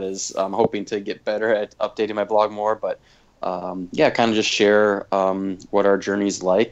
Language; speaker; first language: English; native; English